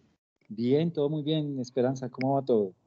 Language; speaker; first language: Spanish; native; Spanish